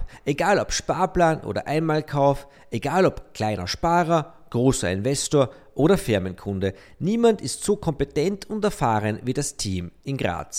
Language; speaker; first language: German; native; German